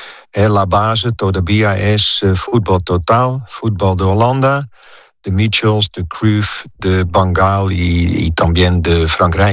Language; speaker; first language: Spanish; non-native, fluent; Dutch